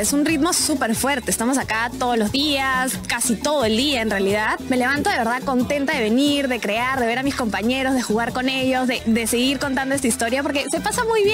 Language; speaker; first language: Spanish; native; Spanish